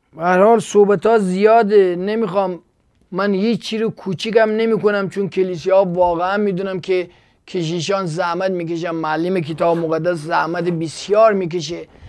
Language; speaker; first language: Persian; native; Persian